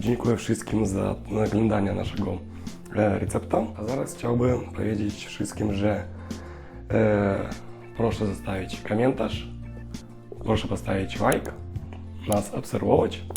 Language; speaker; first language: Polish; non-native, learner; Russian